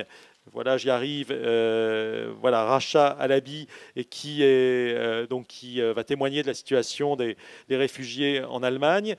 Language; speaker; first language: French; native; French